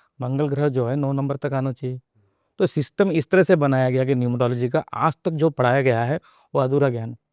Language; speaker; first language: Hindi; non-native, local second language; Telugu